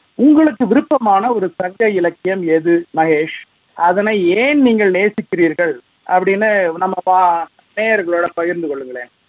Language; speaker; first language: Tamil; native; Tamil